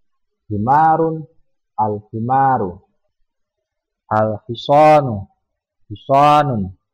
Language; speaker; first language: Arabic; non-native, fluent; Indonesian